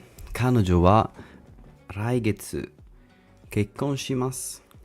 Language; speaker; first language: Japanese; non-native, learner; English